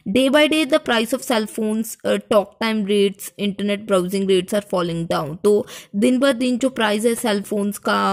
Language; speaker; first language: Hindi; native; Hindi